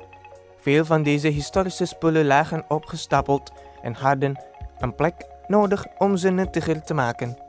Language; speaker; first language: Dutch; non-native, fluent; Indonesian